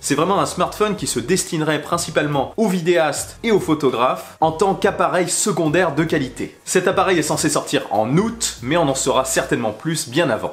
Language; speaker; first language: French; native; French